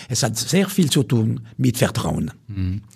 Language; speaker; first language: German; non-native, fluent; French